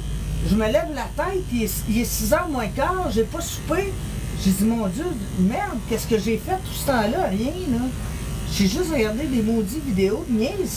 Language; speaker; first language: French; native; French